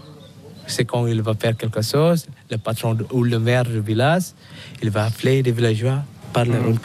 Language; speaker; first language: French; non-native, learner; Balinese